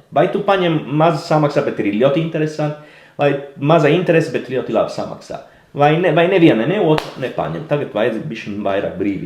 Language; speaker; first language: Latvian; non-native, learner; Italian